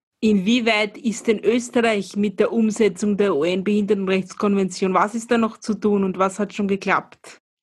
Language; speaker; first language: German; native; German